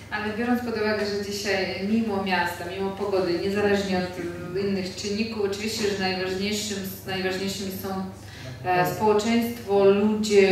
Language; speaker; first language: Polish; non-native, fluent; Georgian